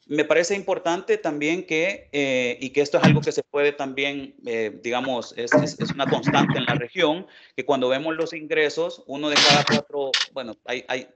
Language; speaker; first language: Spanish; native; Spanish